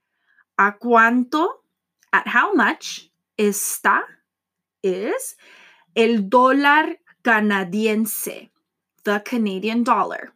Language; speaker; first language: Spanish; non-native, fluent; English